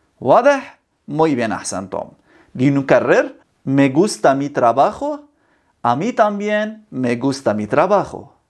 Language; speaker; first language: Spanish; non-native, fluent; Arabic